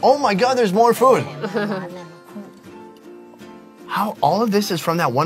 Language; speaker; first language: English; native; English